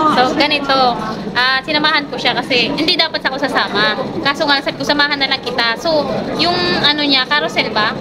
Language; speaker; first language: Filipino; native; Filipino